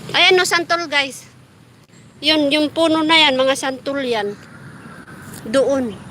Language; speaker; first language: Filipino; non-native, local second language; Waray